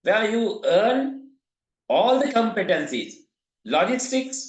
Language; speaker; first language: English; non-native, local second language; Sinhala